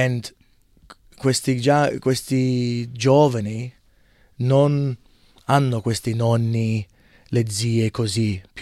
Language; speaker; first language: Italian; early bilingual, heritage; English